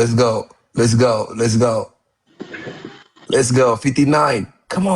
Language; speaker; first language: English; non-native, fluent; Amharic